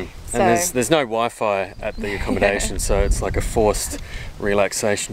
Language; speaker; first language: English; native; English